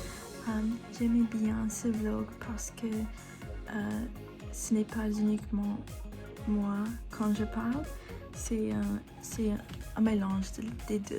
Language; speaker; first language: French; non-native, learner; English